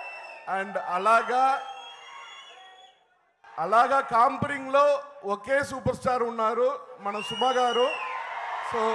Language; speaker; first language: Telugu; non-native, learner; Tamil